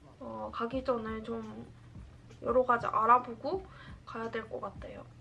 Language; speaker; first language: Korean; non-native, fluent; Japanese